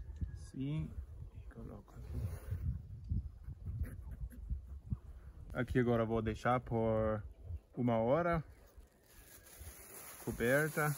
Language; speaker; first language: Portuguese; non-native, fluent; German